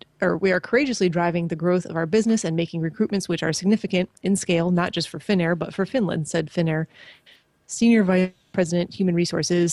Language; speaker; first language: English; native; English